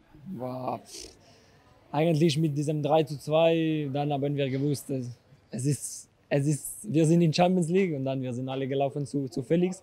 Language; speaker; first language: German; non-native, local second language; French